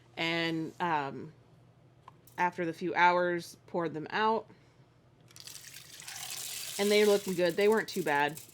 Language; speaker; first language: English; native; English